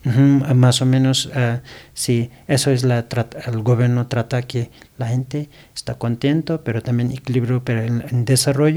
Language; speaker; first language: Spanish; non-native, learner; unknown